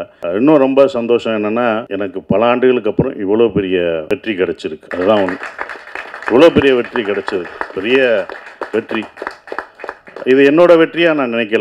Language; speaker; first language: Tamil; native; Tamil